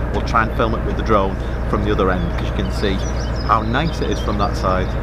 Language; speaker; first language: English; native; English